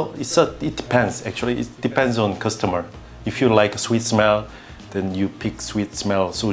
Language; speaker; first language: English; non-native, learner; Korean